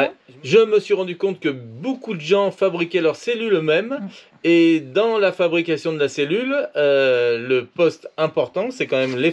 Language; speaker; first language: French; native; French